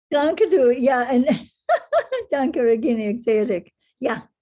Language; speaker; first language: German; non-native, learner; English